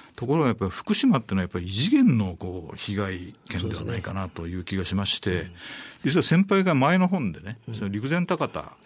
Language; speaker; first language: Japanese; native; Japanese